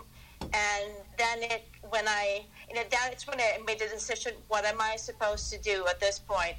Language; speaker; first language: English; non-native, local second language; Filipino